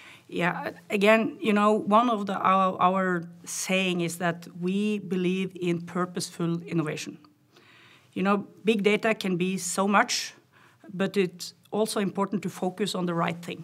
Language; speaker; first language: English; non-native, fluent; Norwegian